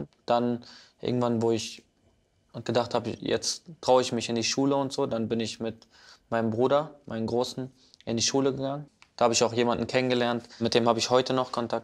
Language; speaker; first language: German; early bilingual, other home language; Kurdish